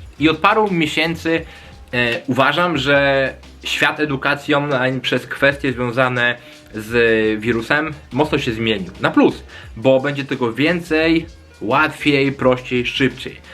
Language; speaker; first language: Polish; native; Polish